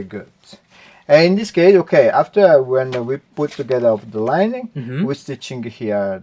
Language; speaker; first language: English; non-native, learner; Italian